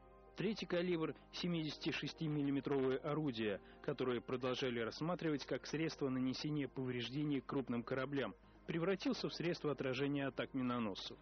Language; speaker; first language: Russian; native; Russian